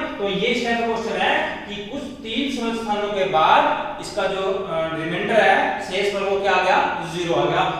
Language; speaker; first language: Hindi; native; Hindi